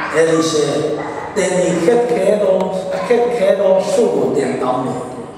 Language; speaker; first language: Burmese; non-native, local second language; Tedim Chin